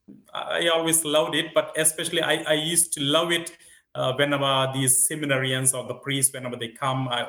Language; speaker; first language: English; non-native, local second language; Telugu